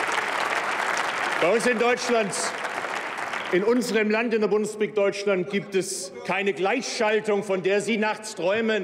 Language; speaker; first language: German; native; German